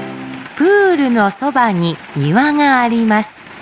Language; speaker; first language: Japanese; non-native, learner; Chinese